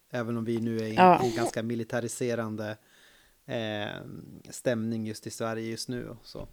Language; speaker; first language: Swedish; native; Swedish